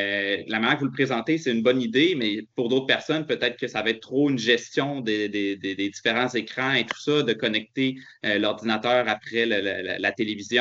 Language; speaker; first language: French; native; French